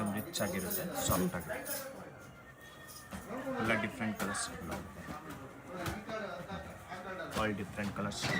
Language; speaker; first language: Kannada; non-native, local second language; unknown